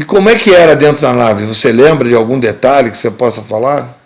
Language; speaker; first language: Portuguese; native; Portuguese